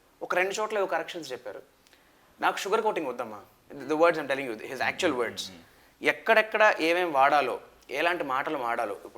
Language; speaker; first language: Telugu; native; Telugu